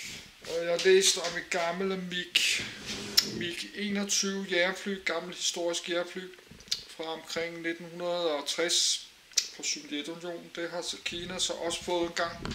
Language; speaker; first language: Danish; native; Danish